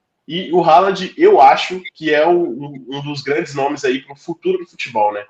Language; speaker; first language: Portuguese; native; Portuguese